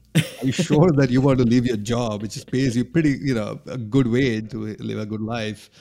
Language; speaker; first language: English; non-native, local second language; Bangla